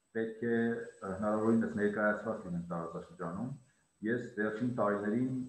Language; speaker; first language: Armenian; native; Armenian